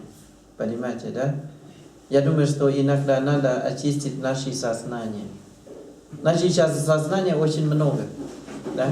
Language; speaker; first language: Russian; non-native, learner; Thai